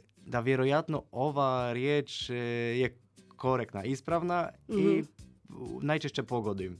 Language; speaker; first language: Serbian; non-native, fluent; Polish